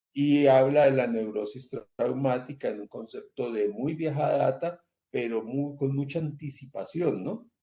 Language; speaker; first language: Spanish; native; Spanish